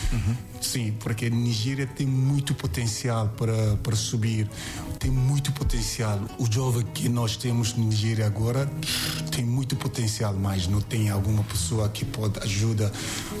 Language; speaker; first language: Portuguese; non-native, learner; Yoruba